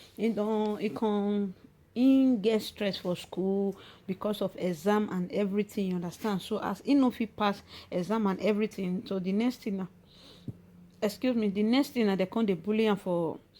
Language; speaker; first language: Nigerian Pidgin; native; Nigerian Pidgin